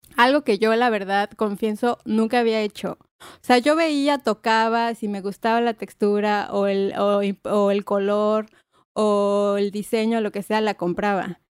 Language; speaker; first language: Spanish; native; Spanish